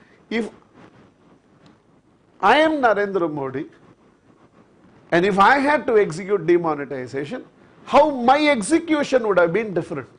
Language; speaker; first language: English; non-native, local second language; Tamil